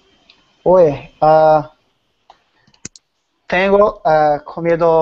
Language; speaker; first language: Spanish; non-native, learner; Portuguese